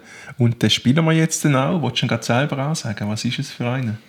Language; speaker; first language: German; native; German